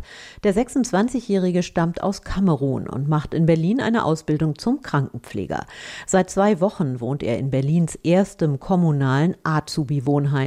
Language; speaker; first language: German; native; German